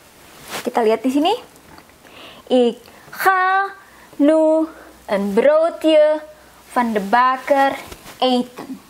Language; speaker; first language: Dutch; non-native, fluent; Indonesian